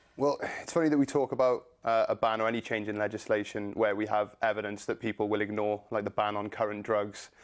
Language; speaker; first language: English; native; English